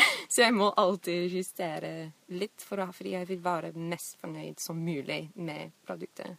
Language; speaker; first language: Norwegian; non-native, fluent; English